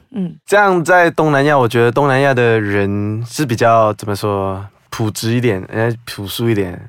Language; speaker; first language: Chinese; non-native, fluent; Kazakh